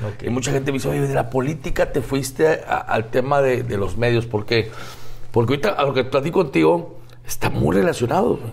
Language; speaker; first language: Spanish; native; Spanish